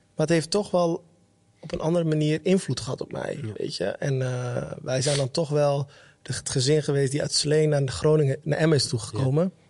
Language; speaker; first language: Dutch; early bilingual, other home language; Somali